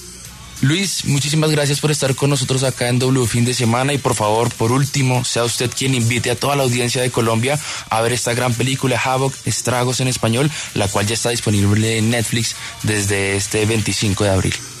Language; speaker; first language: Spanish; native; Spanish